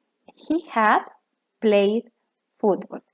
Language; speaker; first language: English; non-native, learner; Spanish